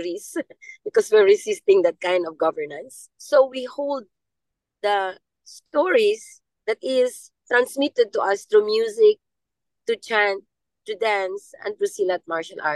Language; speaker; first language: English; non-native, local second language; Maranao